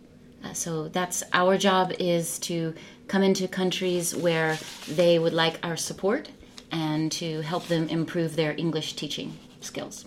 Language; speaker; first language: English; native; English